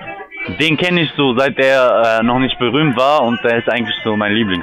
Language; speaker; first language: German; native; German